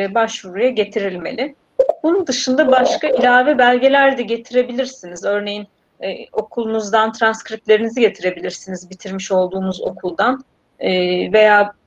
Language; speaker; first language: Turkish; native; Turkish